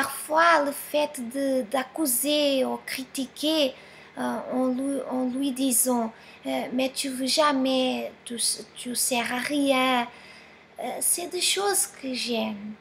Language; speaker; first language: French; non-native, fluent; Portuguese